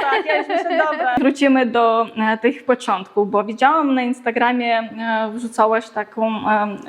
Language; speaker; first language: Polish; native; Polish